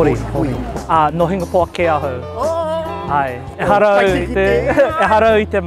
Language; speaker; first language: Māori; non-native, local second language; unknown